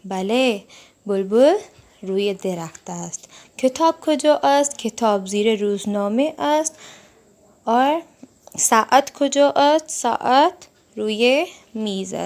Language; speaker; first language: Persian; non-native, fluent; Urdu